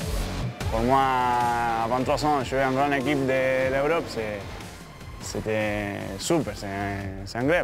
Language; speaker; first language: French; non-native, fluent; Spanish